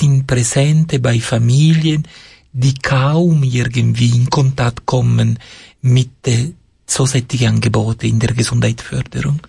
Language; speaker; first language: German; non-native, fluent; Italian